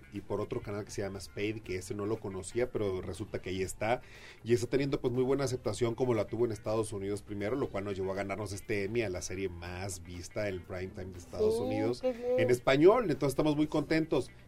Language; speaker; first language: Spanish; native; Spanish